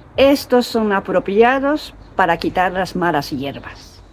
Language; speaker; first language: Spanish; non-native, fluent; Japanese